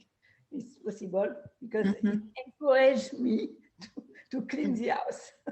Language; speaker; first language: English; non-native, learner; French